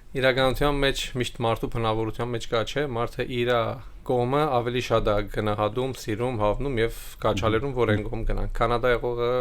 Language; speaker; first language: Armenian; early bilingual, heritage; Armenian